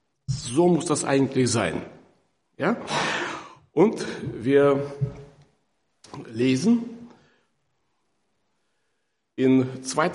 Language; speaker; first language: German; non-native, fluent; Russian